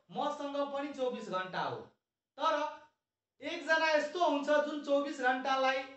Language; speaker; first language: Nepali; non-native, local second language; Maithili